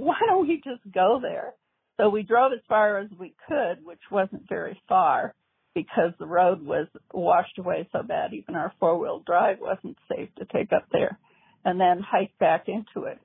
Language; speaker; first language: English; native; English